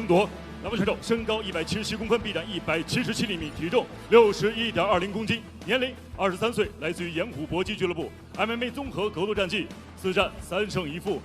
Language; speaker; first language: Chinese; native; Chinese